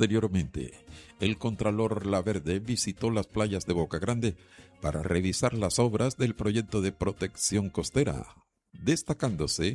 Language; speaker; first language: Spanish; native; Spanish